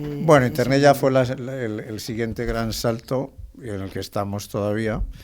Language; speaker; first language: Spanish; native; Spanish